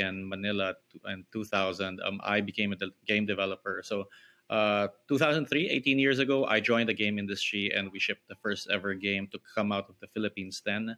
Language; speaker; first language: English; non-native, local second language; Filipino